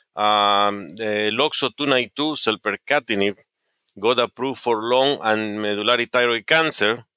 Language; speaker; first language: English; non-native, fluent; Spanish